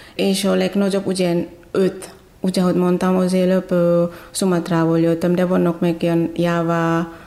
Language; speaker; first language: Hungarian; non-native, fluent; Batak Toba